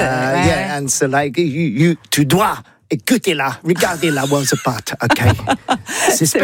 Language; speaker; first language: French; non-native, learner; English